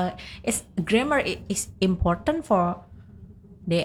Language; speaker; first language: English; non-native, learner; Indonesian